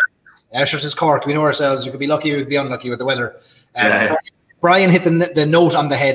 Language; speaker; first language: English; native; English